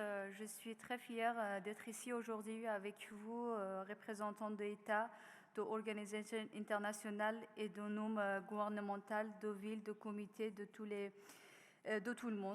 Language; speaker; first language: French; non-native, learner; Persian